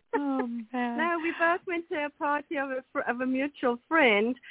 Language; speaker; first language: English; non-native, local second language; German